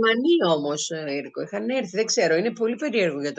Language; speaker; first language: Greek; native; Greek